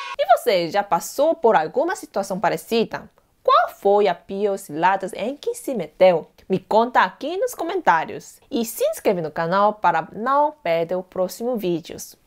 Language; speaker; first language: Portuguese; non-native, fluent; Korean